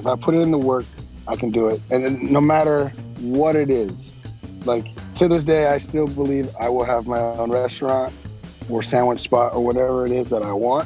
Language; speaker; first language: English; native; English